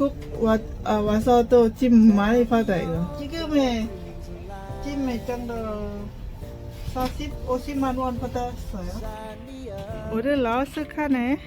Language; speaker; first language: Korean; non-native, learner; Lao